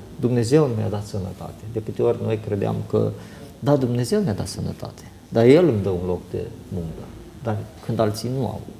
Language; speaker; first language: Romanian; native; Romanian